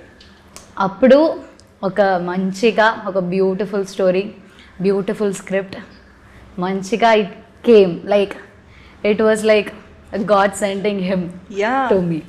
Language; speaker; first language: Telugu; non-native, learner; Malayalam